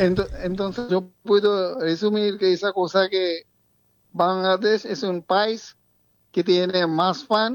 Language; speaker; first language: Spanish; non-native, learner; Bangla